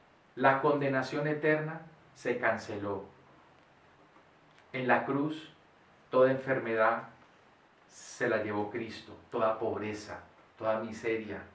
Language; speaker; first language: Spanish; native; Spanish